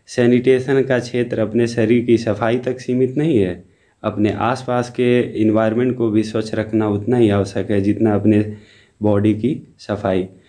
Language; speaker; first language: Hindi; native; Hindi